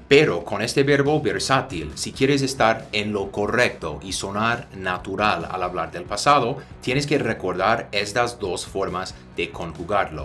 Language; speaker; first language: Spanish; non-native, fluent; English